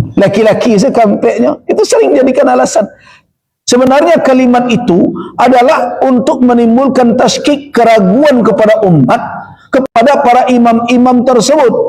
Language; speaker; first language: Malay; non-native, local second language; Minangkabau